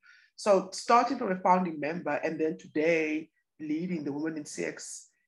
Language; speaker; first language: English; non-native, local second language; Xhosa